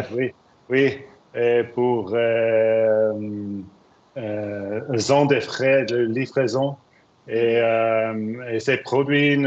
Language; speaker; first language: French; non-native, learner; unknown